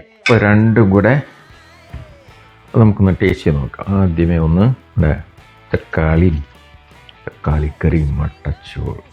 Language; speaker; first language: Malayalam; native; Malayalam